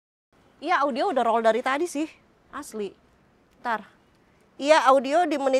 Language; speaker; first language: Indonesian; native; Indonesian